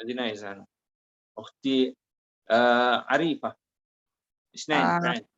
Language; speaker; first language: Arabic; non-native, fluent; Malay